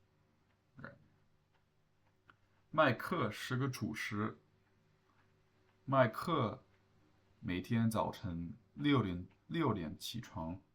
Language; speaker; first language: Chinese; non-native, learner; English